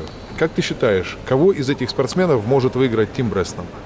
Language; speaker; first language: Russian; native; Russian